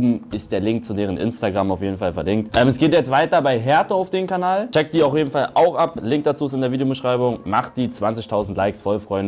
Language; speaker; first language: German; native; German